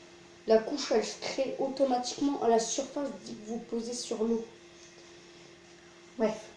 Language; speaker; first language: French; native; French